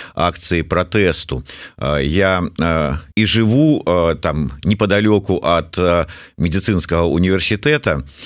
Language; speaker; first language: Belarusian; non-native, local second language; Russian